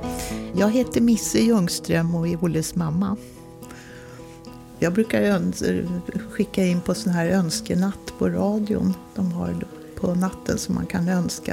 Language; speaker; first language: Swedish; native; Swedish